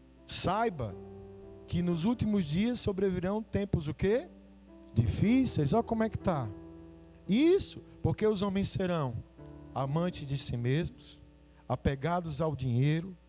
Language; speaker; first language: Portuguese; native; Portuguese